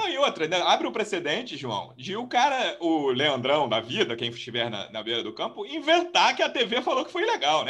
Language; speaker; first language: Portuguese; native; Portuguese